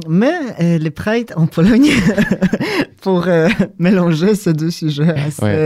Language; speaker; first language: French; non-native, learner; Polish